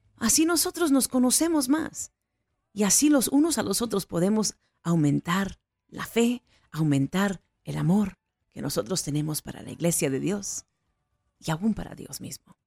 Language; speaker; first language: Spanish; early bilingual, heritage; Spanish